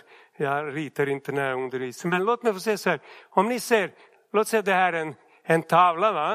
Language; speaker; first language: Swedish; non-native, fluent; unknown